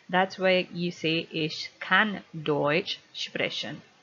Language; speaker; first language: German; non-native, fluent; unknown